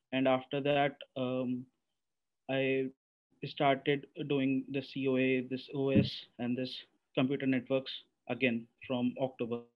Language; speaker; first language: English; non-native, local second language; Hindi